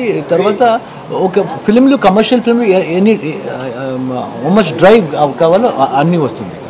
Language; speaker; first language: Telugu; non-native, learner; Kannada